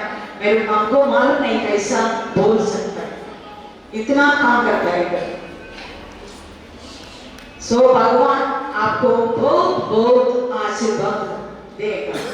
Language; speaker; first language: Hindi; non-native, learner; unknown